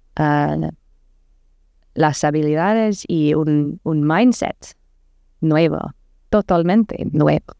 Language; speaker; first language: Spanish; non-native, learner; English